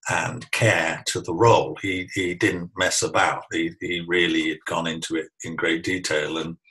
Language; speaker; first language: English; native; English